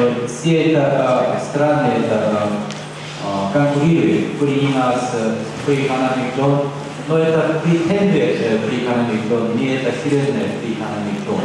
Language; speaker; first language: Russian; non-native, learner; Korean